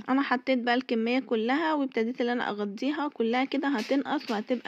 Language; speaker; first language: Arabic; native; Arabic